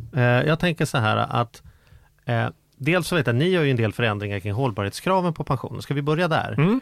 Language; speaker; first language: Swedish; native; Swedish